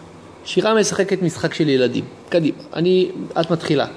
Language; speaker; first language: Hebrew; native; Hebrew